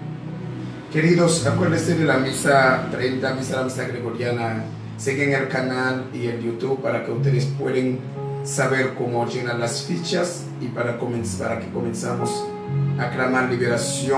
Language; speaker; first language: Spanish; native; Spanish